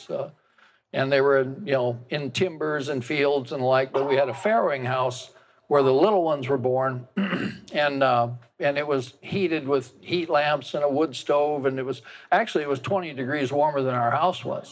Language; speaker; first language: English; native; English